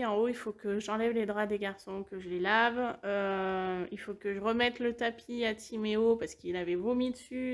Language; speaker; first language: French; native; French